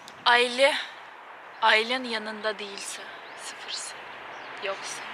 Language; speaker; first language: Turkish; non-native, fluent; Russian